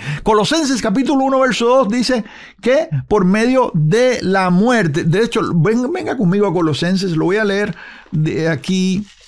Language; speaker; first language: Spanish; native; Spanish